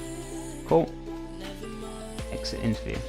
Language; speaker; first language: English; native; English